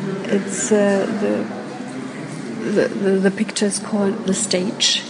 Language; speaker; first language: English; non-native, learner; German